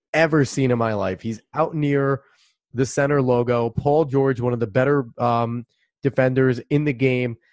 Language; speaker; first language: English; native; English